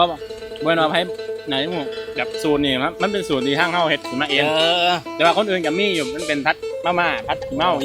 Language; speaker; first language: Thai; non-native, local second language; Northeastern Thai